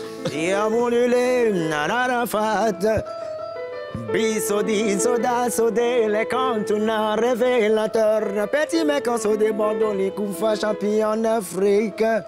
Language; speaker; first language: French; non-native, local second language; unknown